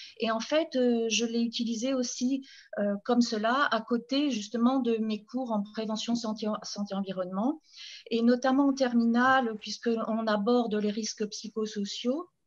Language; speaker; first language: French; native; French